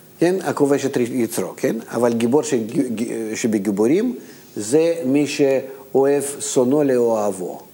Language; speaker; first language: Hebrew; non-native, fluent; Russian